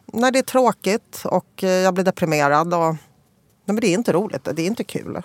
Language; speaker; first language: Swedish; early bilingual, other home language; Polish